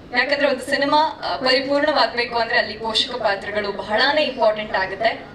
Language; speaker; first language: Kannada; native; Kannada